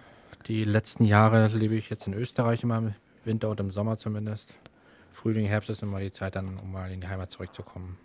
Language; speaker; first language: German; native; German